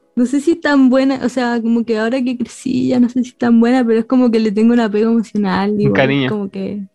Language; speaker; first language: Spanish; native; Spanish